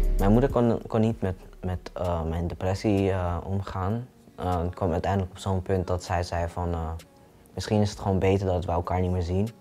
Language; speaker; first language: Dutch; early bilingual, other home language; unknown